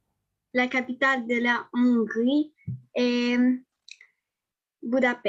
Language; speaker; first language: French; non-native, learner; Romanian